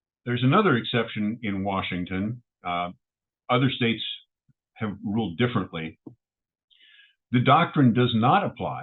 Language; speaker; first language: English; native; English